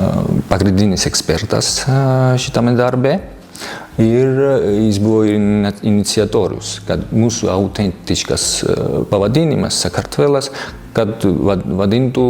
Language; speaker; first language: Lithuanian; non-native, fluent; Georgian